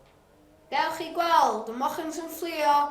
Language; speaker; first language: Welsh; non-native, local second language; English